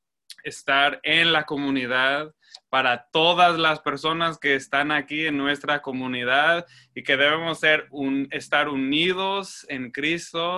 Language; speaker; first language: Spanish; non-native, fluent; English